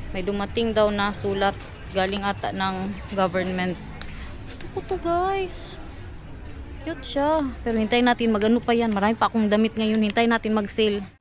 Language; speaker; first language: Filipino; non-native, local second language; Cebuano